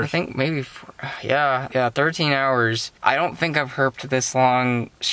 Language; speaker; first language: English; native; English